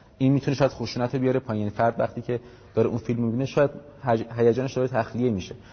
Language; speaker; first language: Persian; native; Persian